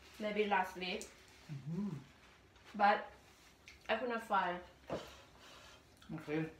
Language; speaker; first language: English; non-native, learner; Thai